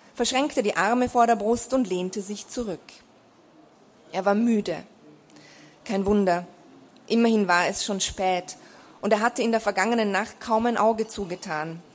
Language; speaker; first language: German; native; German